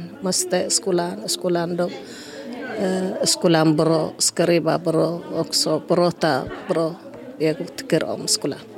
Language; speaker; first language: Swedish; non-native, learner; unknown